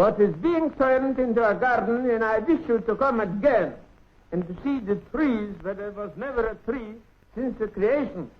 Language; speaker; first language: English; non-native, fluent; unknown